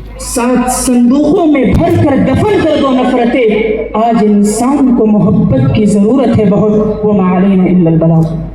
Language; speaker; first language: Urdu; native; Urdu